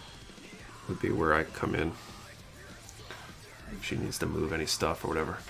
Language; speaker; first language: English; native; English